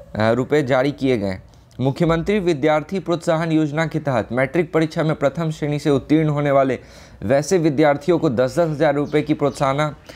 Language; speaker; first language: Hindi; native; Hindi